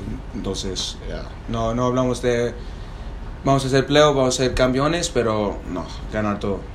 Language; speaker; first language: Spanish; non-native, fluent; English